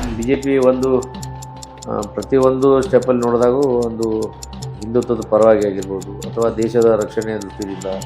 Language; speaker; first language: Kannada; non-native, local second language; Lambadi